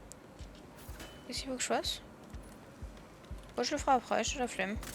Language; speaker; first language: French; native; French